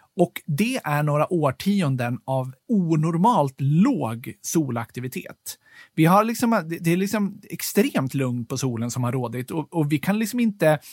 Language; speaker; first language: Swedish; native; Swedish